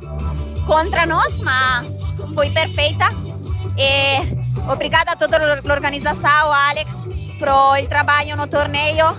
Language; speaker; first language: Portuguese; non-native, learner; Italian